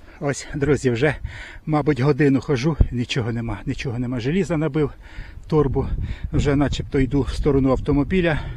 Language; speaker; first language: Ukrainian; native; Ukrainian